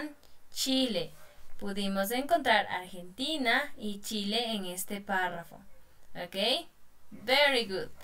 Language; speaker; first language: Spanish; non-native, fluent; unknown